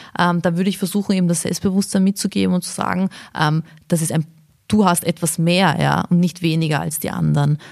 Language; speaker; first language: German; early bilingual, other home language; Bosnian